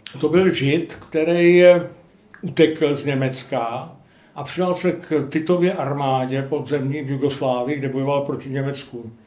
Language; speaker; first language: Czech; non-native, local second language; Polish